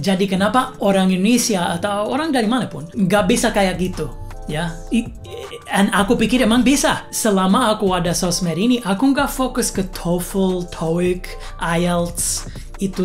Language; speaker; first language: Indonesian; non-native, fluent; English